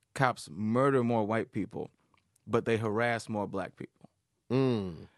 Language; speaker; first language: English; native; English